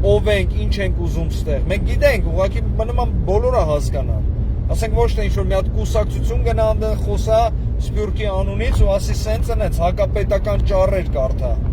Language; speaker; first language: Armenian; native; Armenian